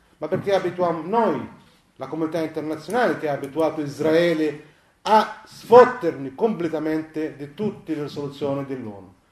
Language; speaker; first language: Italian; non-native, fluent; Arabic